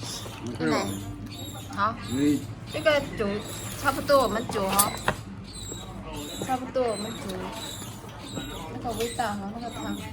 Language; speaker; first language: Chinese; non-native, fluent; Vietnamese